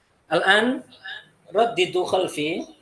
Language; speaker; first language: Arabic; non-native, fluent; Indonesian